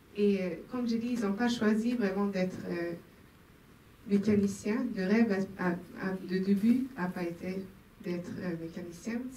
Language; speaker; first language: French; non-native, local second language; Swedish